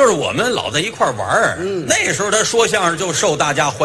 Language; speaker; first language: Chinese; native; Chinese